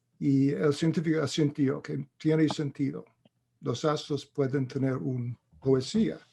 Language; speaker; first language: Spanish; non-native, fluent; English